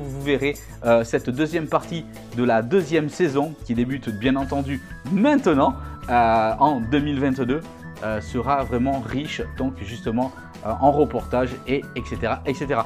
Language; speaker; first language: French; native; French